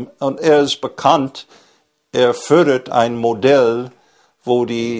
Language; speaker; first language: German; non-native, fluent; English